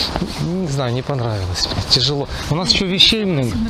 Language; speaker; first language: Russian; native; Russian